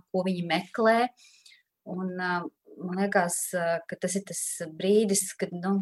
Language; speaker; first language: Latvian; native; Latvian